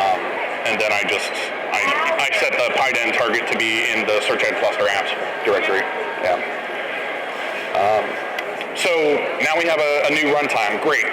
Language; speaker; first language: English; native; English